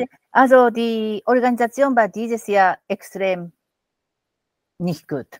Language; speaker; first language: German; non-native, fluent; Japanese